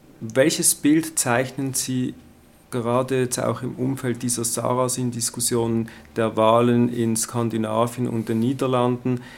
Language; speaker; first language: German; native; German